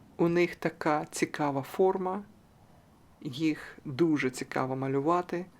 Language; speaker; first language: Ukrainian; non-native, local second language; Russian